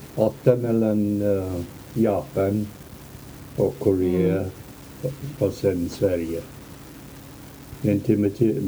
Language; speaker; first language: Swedish; early bilingual, heritage; Swedish